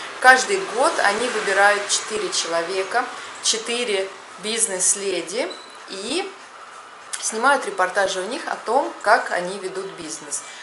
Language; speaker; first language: Russian; native; Russian